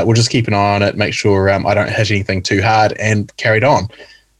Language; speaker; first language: English; native; English